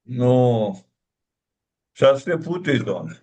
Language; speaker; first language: Russian; non-native, local second language; Uzbek